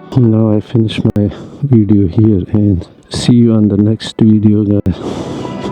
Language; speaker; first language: English; non-native, learner; Persian